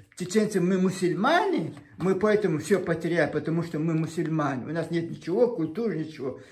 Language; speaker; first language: Russian; non-native, local second language; Chechen